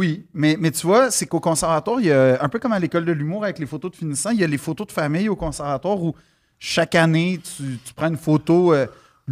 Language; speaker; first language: French; native; French